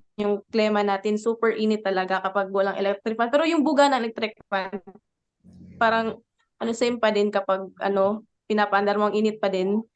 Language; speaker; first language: Filipino; non-native, local second language; Cebuano